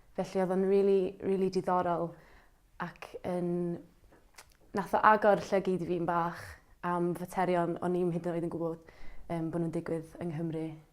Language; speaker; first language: Welsh; native; Welsh